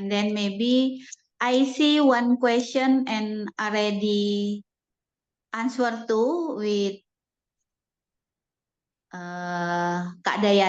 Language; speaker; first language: English; non-native, learner; Indonesian